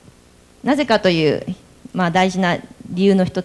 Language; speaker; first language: Japanese; native; Japanese